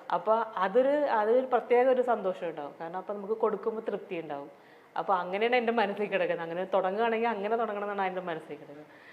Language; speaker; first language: Malayalam; native; Malayalam